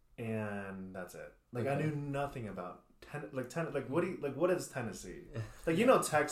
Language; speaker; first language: English; early bilingual, other home language; Chinese